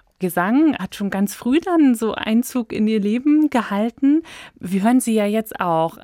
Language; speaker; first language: German; native; German